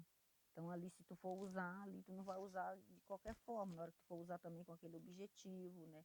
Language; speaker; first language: Portuguese; non-native, local second language; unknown